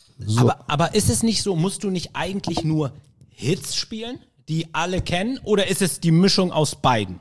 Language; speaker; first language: German; early bilingual, other home language; Arabic